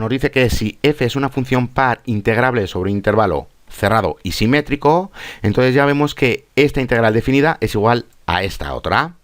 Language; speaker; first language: Spanish; native; Spanish